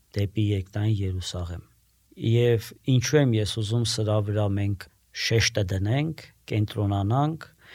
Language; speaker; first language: Armenian; native; Armenian